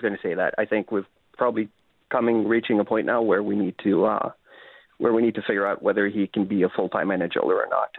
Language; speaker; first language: English; non-native, fluent; Norwegian